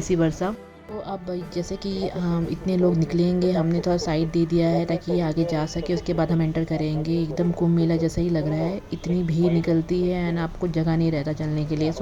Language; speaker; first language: Hindi; native; Hindi